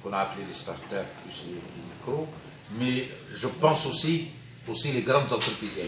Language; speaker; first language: French; non-native, local second language; Arabic